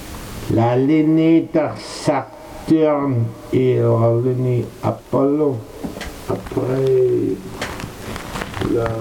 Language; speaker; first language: French; non-native, learner; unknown